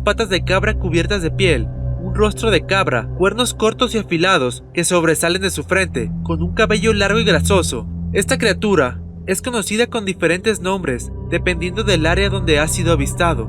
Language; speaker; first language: Spanish; native; Spanish